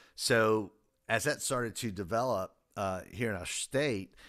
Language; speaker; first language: English; native; English